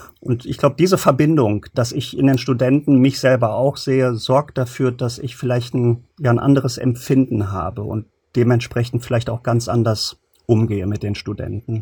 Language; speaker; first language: German; early bilingual, other home language; Turkish